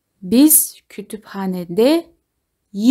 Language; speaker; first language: Turkish; non-native, fluent; Kazakh